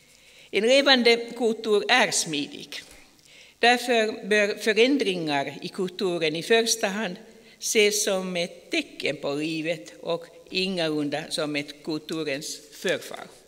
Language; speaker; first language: Swedish; non-native, fluent; Finnish